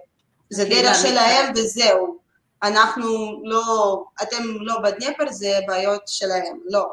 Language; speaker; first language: Hebrew; non-native, learner; Russian